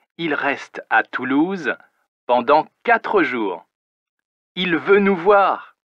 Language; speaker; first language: French; native; French